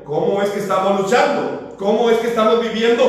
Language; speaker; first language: Spanish; native; Spanish